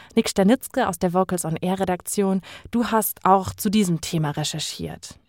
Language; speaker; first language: German; native; German